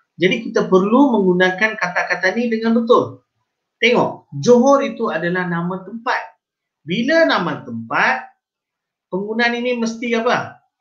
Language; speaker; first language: Malay; non-native, local second language; Tamil